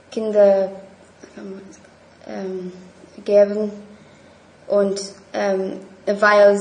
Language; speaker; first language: German; non-native, learner; English